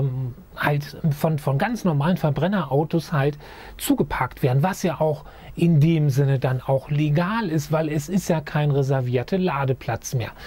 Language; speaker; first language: German; native; German